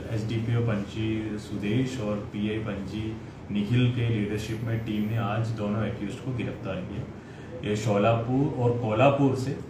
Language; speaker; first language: Hindi; non-native, local second language; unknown